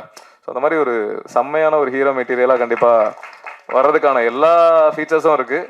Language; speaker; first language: Tamil; native; Tamil